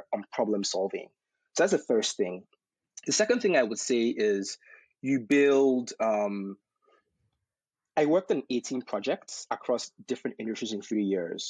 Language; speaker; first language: English; non-native, local second language; Yoruba